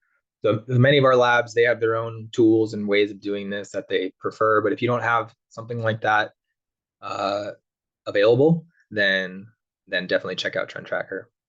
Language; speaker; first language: English; native; English